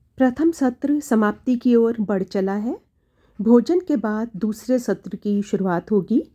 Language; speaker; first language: Hindi; native; Hindi